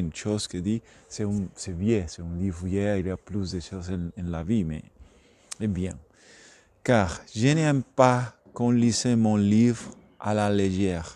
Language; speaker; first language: French; non-native, learner; Spanish